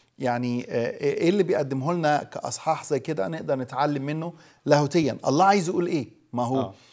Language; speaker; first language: Arabic; native; Arabic